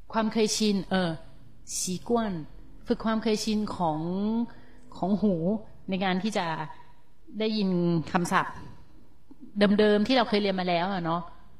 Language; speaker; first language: Thai; native; Thai